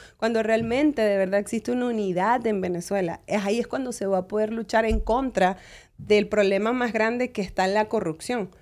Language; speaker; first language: Spanish; native; Spanish